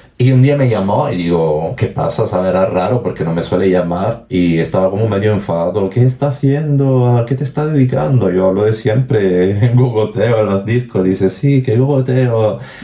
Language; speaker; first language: Spanish; non-native, fluent; Italian